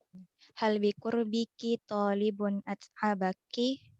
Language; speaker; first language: Arabic; non-native, learner; Indonesian